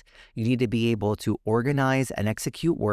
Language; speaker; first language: English; native; English